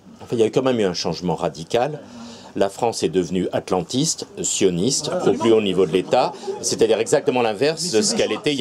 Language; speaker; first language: French; native; French